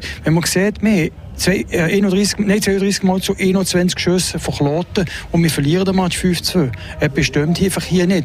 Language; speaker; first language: German; native; German